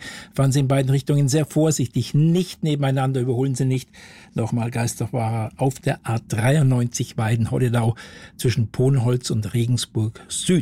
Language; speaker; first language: German; native; German